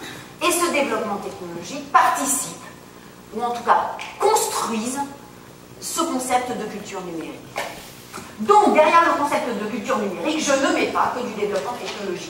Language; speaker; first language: French; native; French